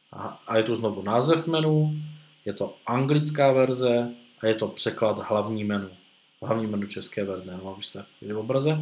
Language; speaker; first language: Czech; native; Czech